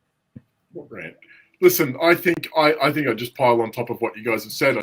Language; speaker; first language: English; native; English